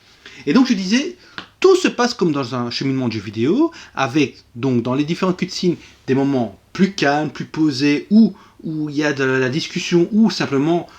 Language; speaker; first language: French; native; French